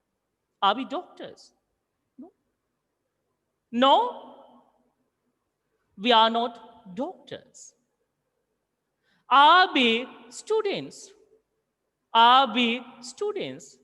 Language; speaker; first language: English; non-native, local second language; Hindi